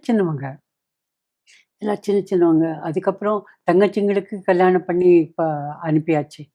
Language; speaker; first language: Tamil; non-native, local second language; Kannada